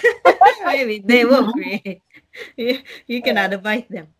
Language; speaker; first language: English; non-native, learner; Japanese